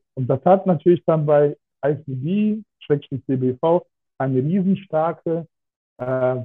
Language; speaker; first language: German; non-native, fluent; Russian